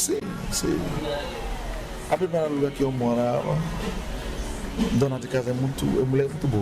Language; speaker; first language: Portuguese; non-native, learner; Igbo